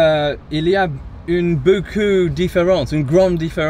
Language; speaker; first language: French; non-native, learner; English